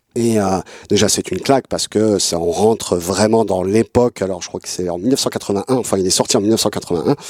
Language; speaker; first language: French; native; French